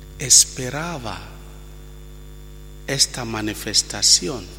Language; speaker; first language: Spanish; non-native, fluent; Italian